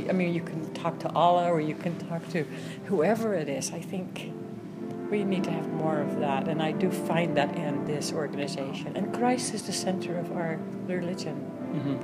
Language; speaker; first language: English; non-native, fluent; Dutch